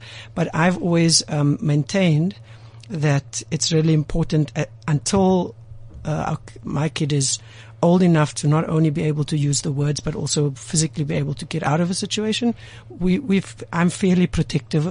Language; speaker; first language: English; native; English